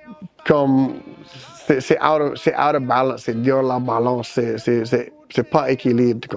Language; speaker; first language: French; early bilingual, heritage; French